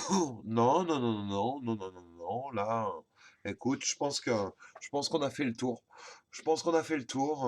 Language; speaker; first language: French; native; French